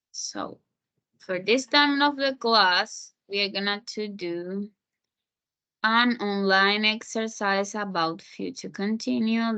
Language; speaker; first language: English; non-native, fluent; Spanish